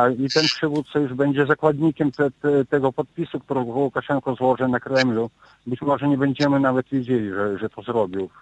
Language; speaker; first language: Polish; early bilingual, heritage; Polish